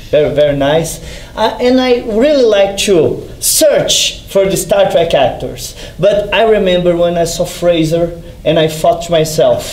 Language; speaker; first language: English; non-native, fluent; Portuguese